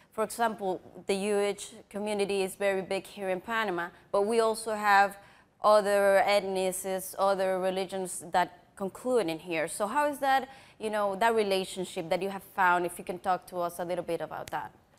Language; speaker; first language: English; non-native, fluent; Spanish